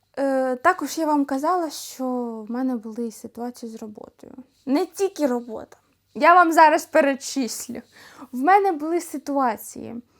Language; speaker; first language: Ukrainian; non-native, local second language; Russian